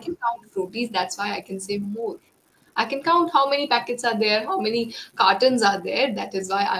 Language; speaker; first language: English; non-native, local second language; Hindi